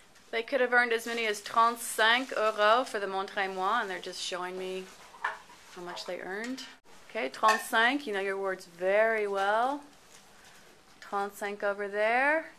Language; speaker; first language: English; native; English